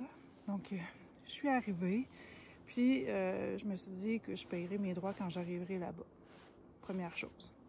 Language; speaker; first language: French; native; French